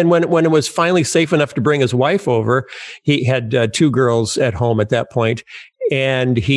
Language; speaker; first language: English; native; English